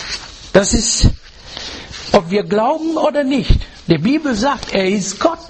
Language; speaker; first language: German; non-native, learner; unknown